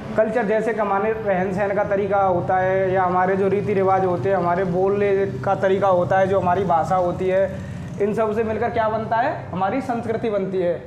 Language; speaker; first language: Hindi; native; Hindi